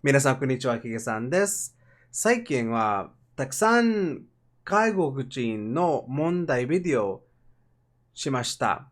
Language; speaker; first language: Japanese; non-native, learner; Spanish